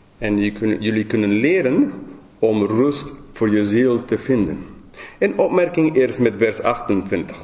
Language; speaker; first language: Dutch; non-native, fluent; English